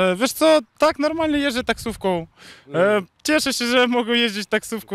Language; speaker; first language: Polish; non-native, fluent; Ukrainian